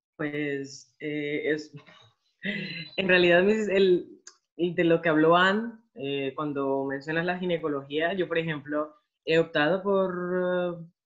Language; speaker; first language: Spanish; native; Spanish